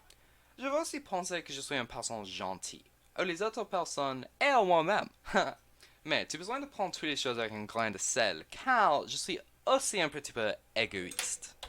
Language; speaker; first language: French; non-native, learner; English